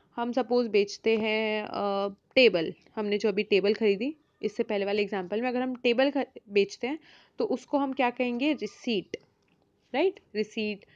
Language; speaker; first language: Hindi; native; Hindi